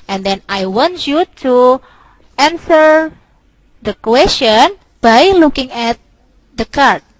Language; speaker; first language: English; non-native, local second language; Indonesian